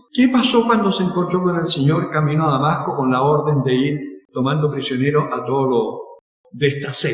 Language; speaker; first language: Spanish; native; Spanish